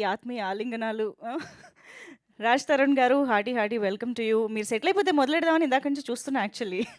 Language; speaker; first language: Telugu; native; Telugu